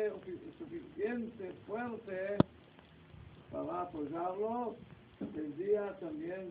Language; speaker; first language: Spanish; non-native, learner; Hebrew